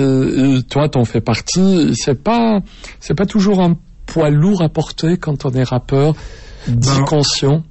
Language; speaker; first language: French; native; French